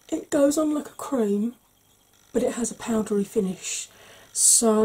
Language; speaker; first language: English; native; English